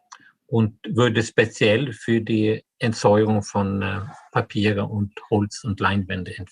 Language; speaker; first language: German; non-native, fluent; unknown